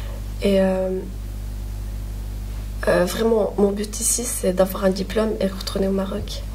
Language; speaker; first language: French; non-native, local second language; Arabic